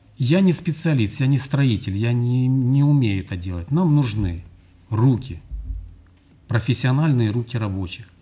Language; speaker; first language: Russian; native; Russian